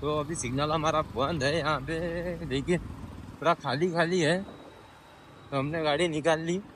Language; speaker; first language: Hindi; non-native, local second language; Marathi